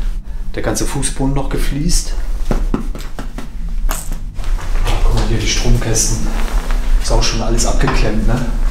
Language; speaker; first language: German; native; German